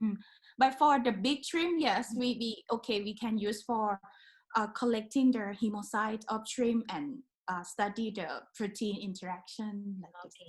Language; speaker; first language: English; non-native, learner; Thai